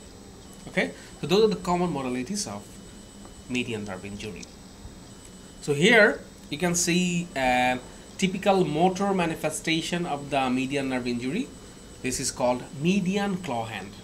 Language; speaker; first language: English; non-native, local second language; Bangla